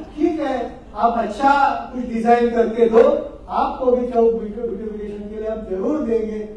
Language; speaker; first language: Hindi; non-native, local second language; Marathi